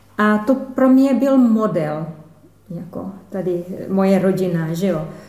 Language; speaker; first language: Czech; non-native, fluent; Portuguese